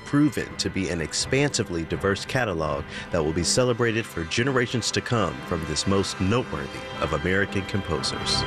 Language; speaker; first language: English; native; English